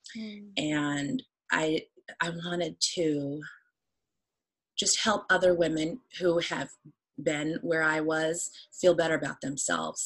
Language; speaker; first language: English; native; English